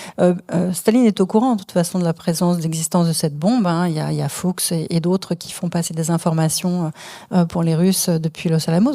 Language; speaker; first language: French; native; French